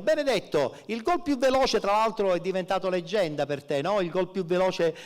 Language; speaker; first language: Italian; native; Italian